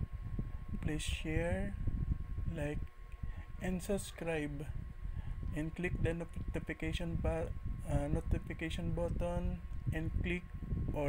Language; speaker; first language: English; non-native, learner; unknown